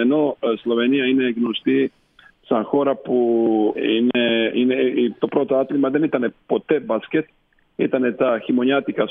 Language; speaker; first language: Greek; non-native, fluent; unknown